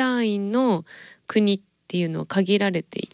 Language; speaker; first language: Japanese; native; Japanese